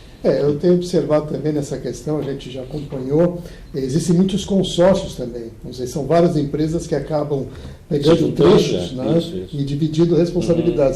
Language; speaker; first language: Portuguese; native; Portuguese